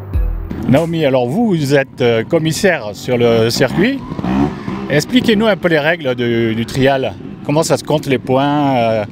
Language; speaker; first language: French; native; French